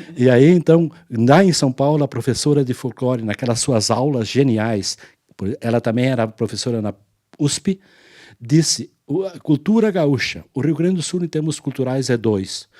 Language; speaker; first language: Portuguese; non-native, local second language; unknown